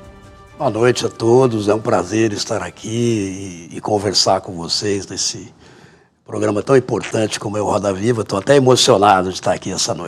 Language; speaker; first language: Portuguese; native; Portuguese